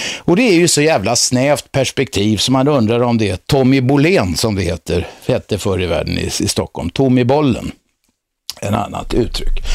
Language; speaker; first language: Swedish; native; Swedish